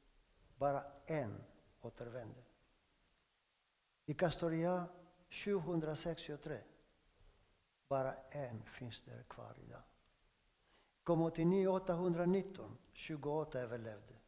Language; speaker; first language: Swedish; non-native, fluent; Greek